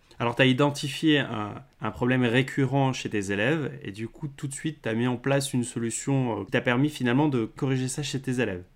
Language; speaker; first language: French; native; French